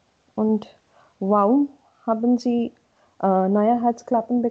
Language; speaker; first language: German; non-native, learner; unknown